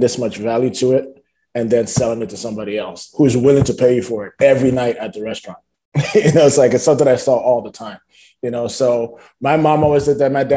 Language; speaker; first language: English; non-native, local second language; Yoruba